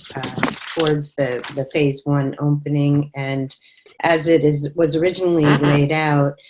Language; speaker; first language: English; native; English